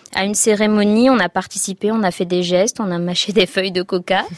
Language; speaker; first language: French; non-native, local second language; Arabic